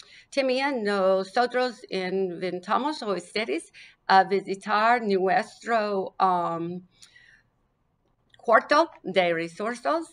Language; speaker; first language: Spanish; non-native, learner; English